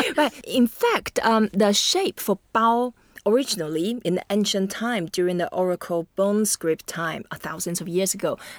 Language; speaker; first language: English; non-native, fluent; Chinese